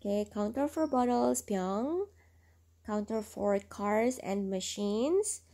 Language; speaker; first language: English; non-native, local second language; Filipino